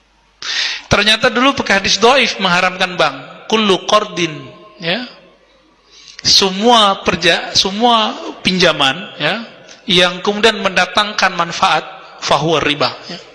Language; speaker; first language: Indonesian; native; Indonesian